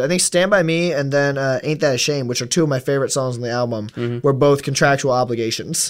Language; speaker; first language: English; native; English